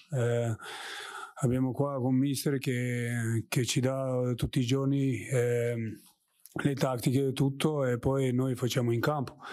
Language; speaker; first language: Italian; non-native, fluent; German